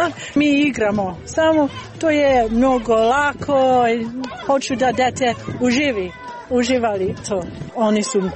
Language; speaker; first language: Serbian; non-native, learner; English